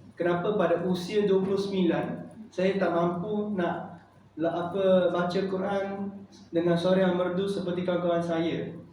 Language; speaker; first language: Malay; non-native, local second language; Chinese